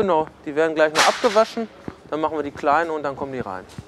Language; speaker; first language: German; native; German